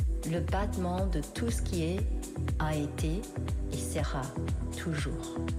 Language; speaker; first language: French; non-native, fluent; English